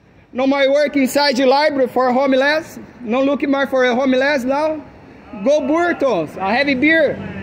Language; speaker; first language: English; non-native, learner; Portuguese